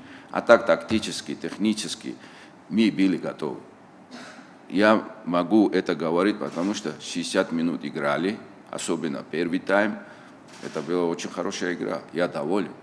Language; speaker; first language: Russian; non-native, local second language; Tajik